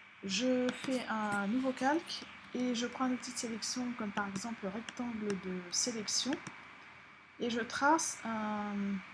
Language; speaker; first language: French; native; French